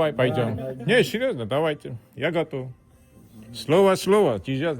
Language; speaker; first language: Russian; non-native, fluent; Georgian